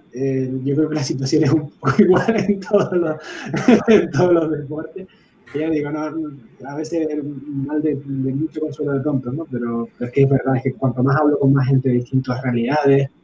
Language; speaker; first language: Spanish; native; Spanish